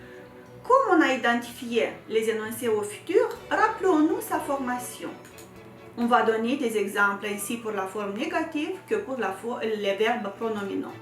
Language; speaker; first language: French; non-native, fluent; Romanian